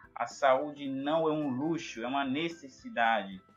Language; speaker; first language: Portuguese; non-native, fluent; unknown